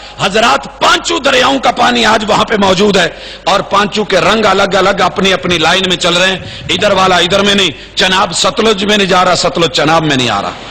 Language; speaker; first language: Urdu; non-native, local second language; Punjabi